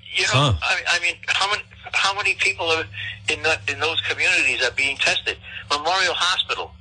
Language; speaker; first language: English; native; English